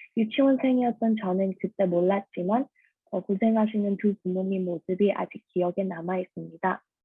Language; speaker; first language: Korean; early bilingual, heritage; Korean